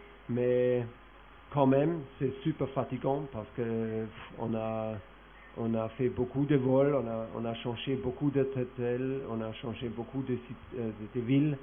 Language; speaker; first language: French; non-native, fluent; German